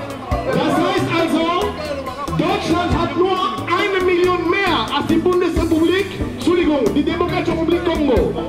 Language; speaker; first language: German; non-native, fluent; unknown